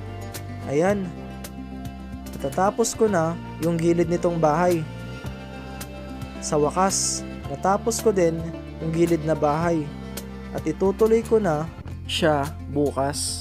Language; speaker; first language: Filipino; native; Filipino